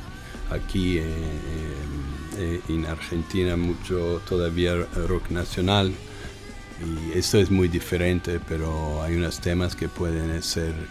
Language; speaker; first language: Spanish; non-native, fluent; English